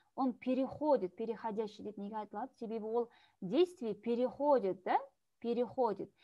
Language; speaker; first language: Russian; non-native, local second language; Kazakh